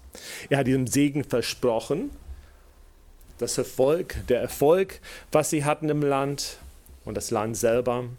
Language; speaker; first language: German; non-native, fluent; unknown